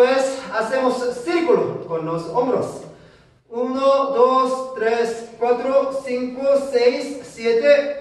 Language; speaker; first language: Spanish; non-native, learner; Korean